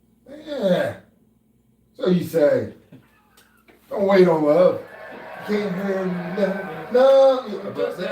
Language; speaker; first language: English; native; English